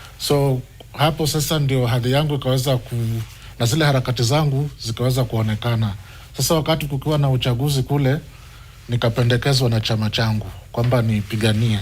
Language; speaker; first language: Swahili; non-native, local second language; Giryama